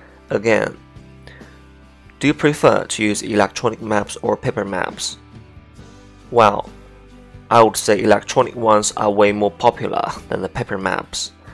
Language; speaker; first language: English; non-native, fluent; Chinese